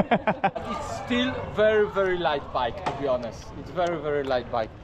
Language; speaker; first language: English; non-native, fluent; Polish